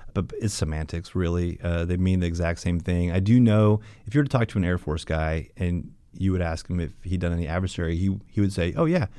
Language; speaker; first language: English; native; English